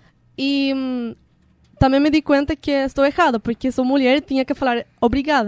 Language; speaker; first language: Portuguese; non-native, learner; Spanish